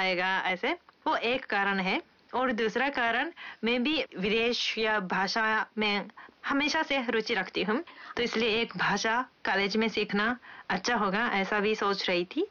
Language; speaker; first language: Hindi; non-native, fluent; Japanese